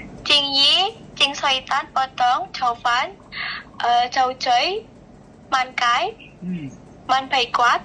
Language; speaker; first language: Cantonese; non-native, learner; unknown